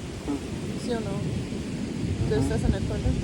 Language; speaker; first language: Spanish; early bilingual, heritage; Spanish